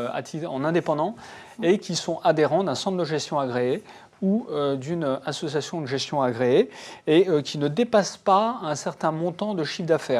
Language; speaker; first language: French; native; French